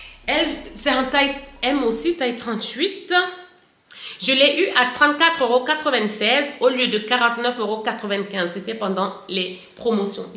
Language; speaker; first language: French; native; French